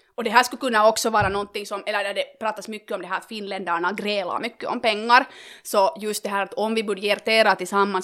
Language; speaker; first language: Swedish; native; Swedish